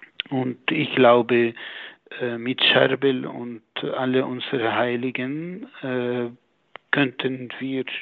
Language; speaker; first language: German; non-native, fluent; Arabic